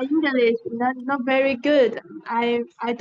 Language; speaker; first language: English; non-native, learner; Chinese